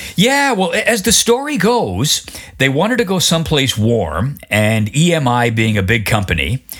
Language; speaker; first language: English; native; English